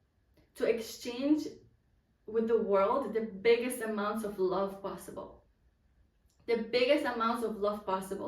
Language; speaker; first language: English; non-native, fluent; Polish